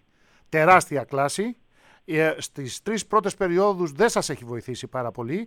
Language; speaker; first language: Greek; native; Greek